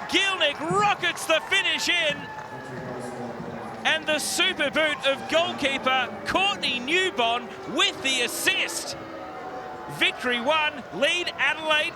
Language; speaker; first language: English; native; English